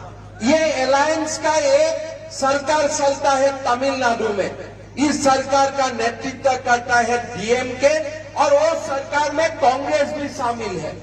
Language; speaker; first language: Hindi; non-native, local second language; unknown